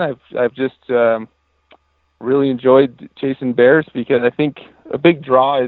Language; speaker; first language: English; native; English